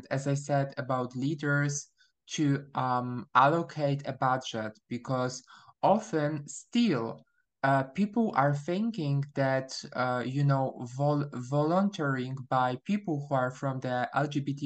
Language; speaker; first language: English; non-native, fluent; Polish